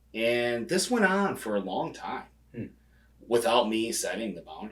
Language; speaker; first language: English; native; English